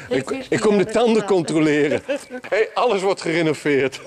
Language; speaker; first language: Dutch; native; Dutch